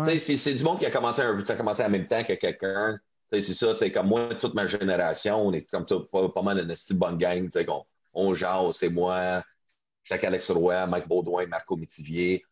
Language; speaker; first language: French; non-native, local second language; English